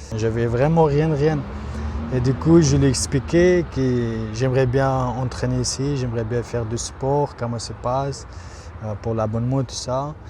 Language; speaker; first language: French; non-native, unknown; Persian